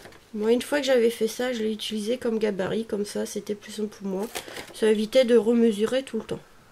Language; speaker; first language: French; native; French